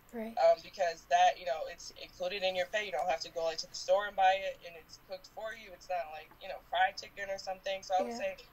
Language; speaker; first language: English; native; English